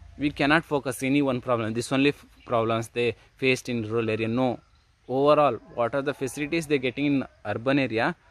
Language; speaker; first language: English; non-native, local second language; Kannada